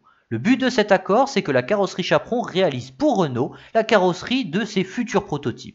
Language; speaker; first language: French; native; French